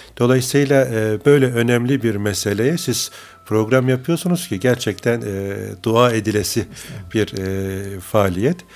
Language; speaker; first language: Turkish; native; Turkish